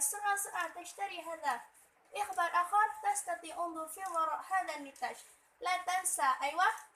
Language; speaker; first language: Arabic; non-native, learner; Indonesian